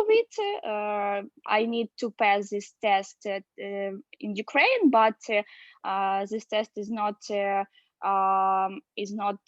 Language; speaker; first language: English; non-native, learner; Russian